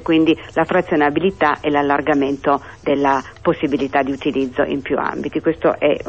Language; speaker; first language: Italian; native; Italian